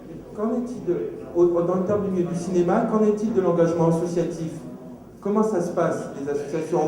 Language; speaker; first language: French; native; French